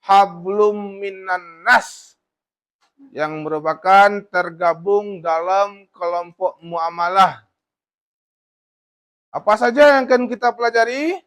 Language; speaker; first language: Indonesian; native; Indonesian